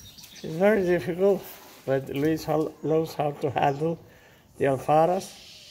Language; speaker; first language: English; non-native, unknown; Spanish